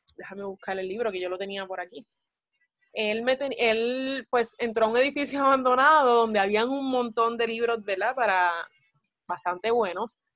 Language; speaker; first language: Spanish; native; Spanish